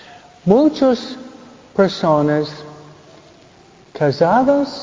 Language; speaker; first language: Spanish; non-native, fluent; English